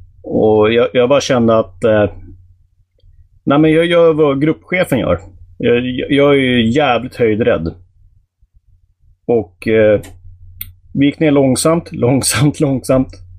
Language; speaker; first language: Swedish; native; Swedish